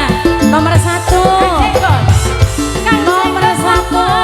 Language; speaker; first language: Indonesian; non-native, local second language; Javanese